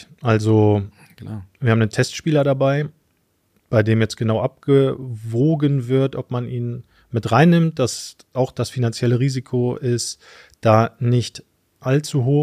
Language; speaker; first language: German; native; German